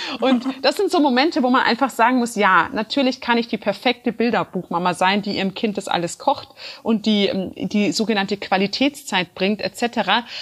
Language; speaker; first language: German; early bilingual, other home language; Turkish